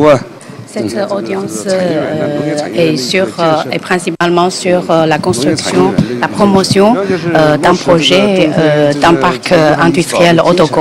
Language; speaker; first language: French; non-native, fluent; Chinese